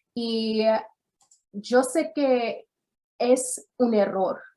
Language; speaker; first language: Spanish; early bilingual, other home language; English